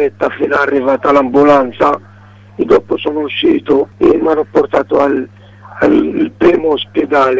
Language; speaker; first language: Italian; non-native, learner; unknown